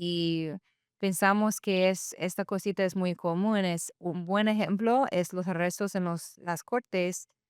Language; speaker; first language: Spanish; non-native, fluent; English